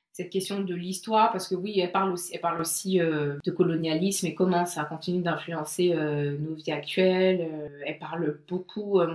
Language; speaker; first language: French; native; French